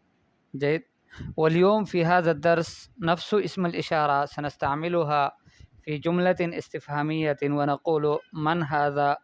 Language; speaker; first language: Arabic; non-native, fluent; Urdu